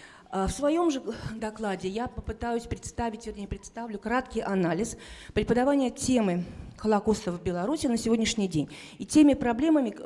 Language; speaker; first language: Russian; native; Russian